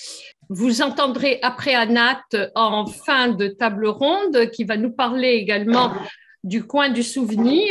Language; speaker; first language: French; native; French